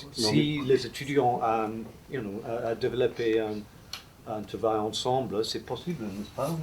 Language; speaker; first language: French; non-native, fluent; English